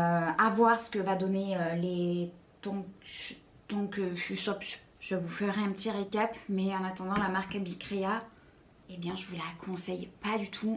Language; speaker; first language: French; native; French